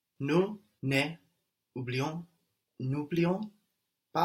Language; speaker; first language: French; non-native, learner; English